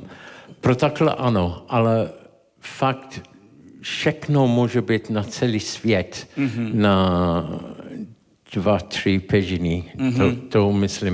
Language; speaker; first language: Czech; non-native, learner; English